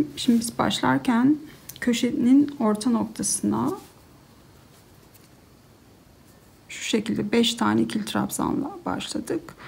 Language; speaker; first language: Turkish; native; Turkish